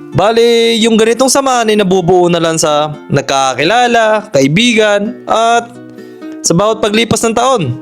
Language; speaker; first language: Filipino; native; Filipino